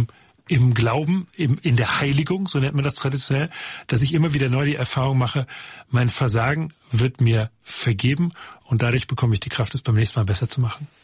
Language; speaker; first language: German; native; German